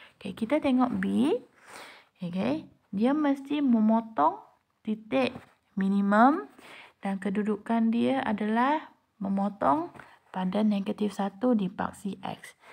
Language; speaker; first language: Malay; non-native, local second language; Chinese